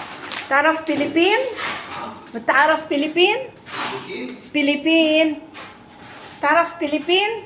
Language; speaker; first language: Arabic; non-native, learner; Filipino